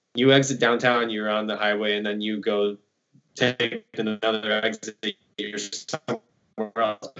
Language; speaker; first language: English; early bilingual, other home language; Ukrainian